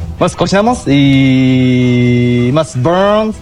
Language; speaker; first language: Spanish; non-native, learner; Japanese